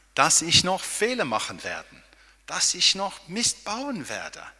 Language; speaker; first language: German; non-native, fluent; English